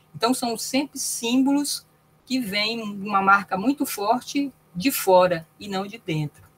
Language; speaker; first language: Portuguese; native; Portuguese